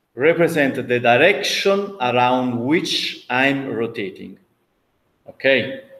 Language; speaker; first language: English; non-native, fluent; Italian